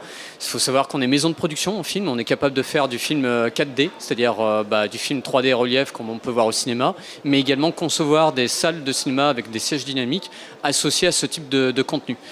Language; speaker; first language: French; native; French